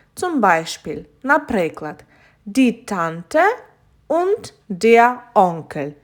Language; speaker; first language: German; non-native, fluent; Ukrainian